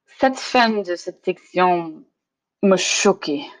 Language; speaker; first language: French; non-native, learner; English